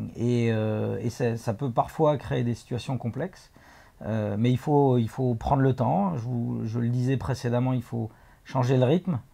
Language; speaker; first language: French; native; French